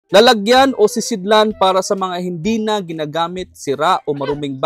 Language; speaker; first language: Filipino; non-native, local second language; Cebuano